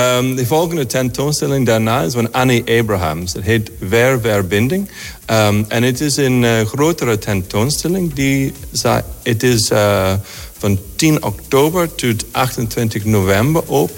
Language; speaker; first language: Dutch; non-native, fluent; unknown